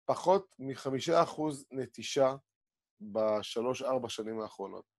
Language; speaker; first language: Hebrew; native; Hebrew